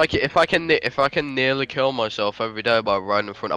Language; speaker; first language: English; native; English